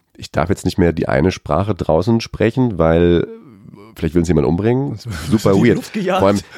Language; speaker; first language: German; native; German